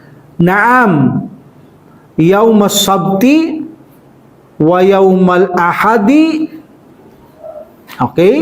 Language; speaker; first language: Arabic; non-native, fluent; Filipino